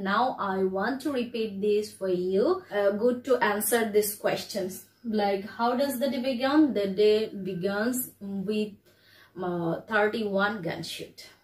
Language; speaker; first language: English; non-native, local second language; Bangla